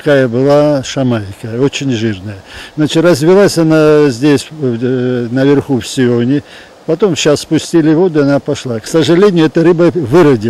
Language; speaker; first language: Russian; non-native, local second language; Georgian